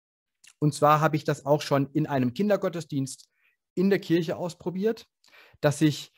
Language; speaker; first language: German; native; German